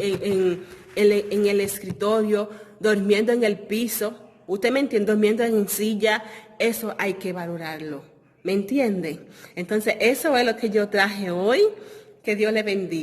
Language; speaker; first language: Spanish; non-native, fluent; Haitian Creole